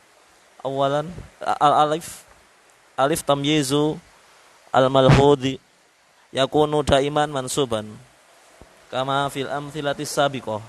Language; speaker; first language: Arabic; non-native, learner; Indonesian